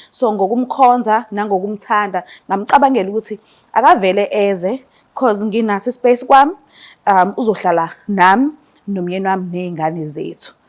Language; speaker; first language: Zulu; native; Zulu